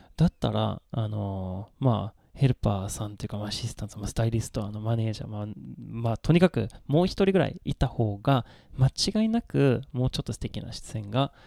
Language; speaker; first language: Japanese; non-native, fluent; Swedish